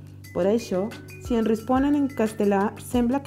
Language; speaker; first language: Catalan; non-native, learner; Spanish